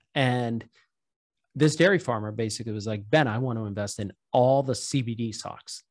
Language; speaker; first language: English; native; English